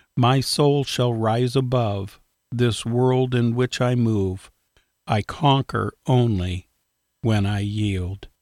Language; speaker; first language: English; native; English